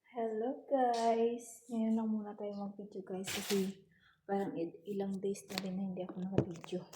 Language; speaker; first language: Filipino; non-native, local second language; Cebuano